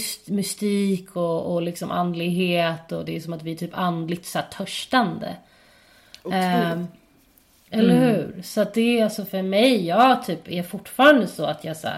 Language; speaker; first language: Swedish; native; Swedish